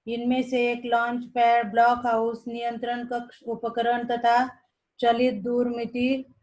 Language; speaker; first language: Hindi; non-native, local second language; Marathi